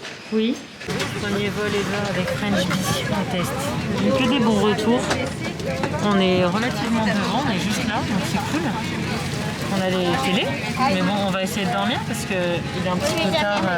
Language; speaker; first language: French; native; French